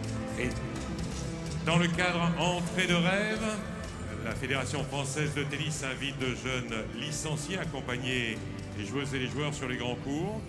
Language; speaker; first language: French; native; French